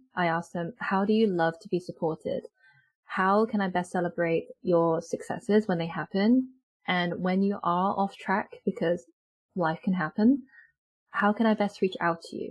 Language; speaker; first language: English; native; English